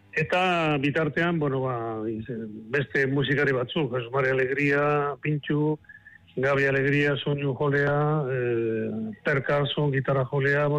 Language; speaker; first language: Basque; non-native, local second language; Spanish